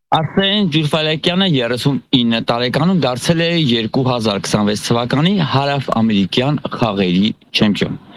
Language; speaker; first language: Armenian; native; Armenian